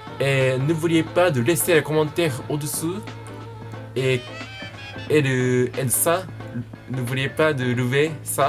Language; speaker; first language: French; non-native, learner; Japanese